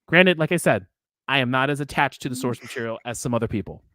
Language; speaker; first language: English; native; English